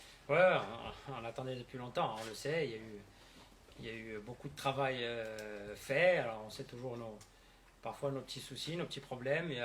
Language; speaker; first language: French; native; French